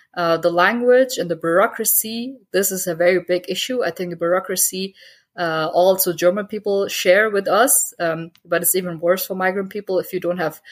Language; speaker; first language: English; early bilingual, heritage; German